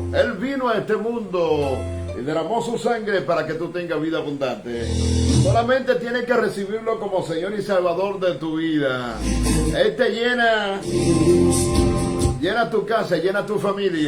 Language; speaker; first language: Spanish; native; Spanish